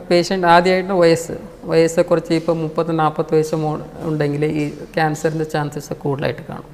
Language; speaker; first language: Malayalam; non-native, fluent; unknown